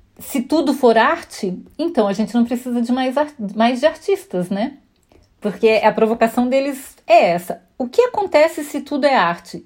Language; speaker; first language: Portuguese; native; Portuguese